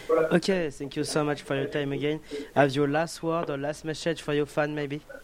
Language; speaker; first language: English; non-native, learner; French